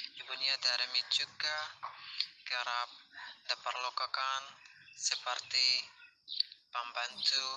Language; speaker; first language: Indonesian; non-native, learner; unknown